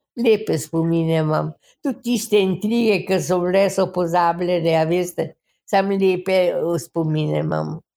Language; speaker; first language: Slovenian; native; Slovenian